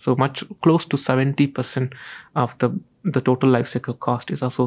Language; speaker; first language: English; non-native, local second language; Tamil